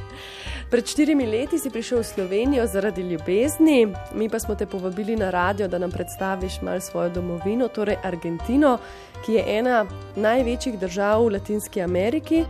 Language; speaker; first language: Slovenian; native; Slovenian